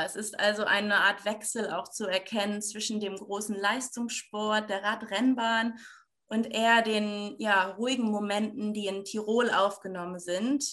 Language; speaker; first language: German; native; German